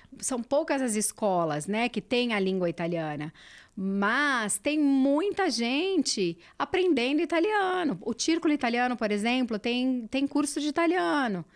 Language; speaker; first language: Portuguese; native; Portuguese